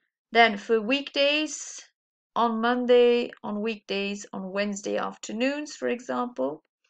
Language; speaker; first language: English; non-native, fluent; Dutch